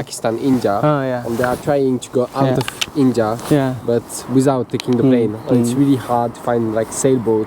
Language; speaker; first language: English; non-native, fluent; French